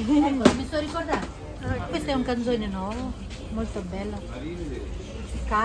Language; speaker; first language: Italian; non-native, learner; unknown